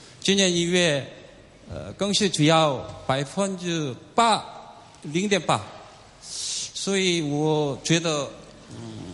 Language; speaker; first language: Chinese; non-native, fluent; Korean